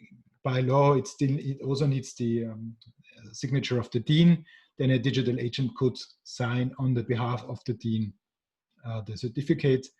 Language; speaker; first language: English; non-native, fluent; German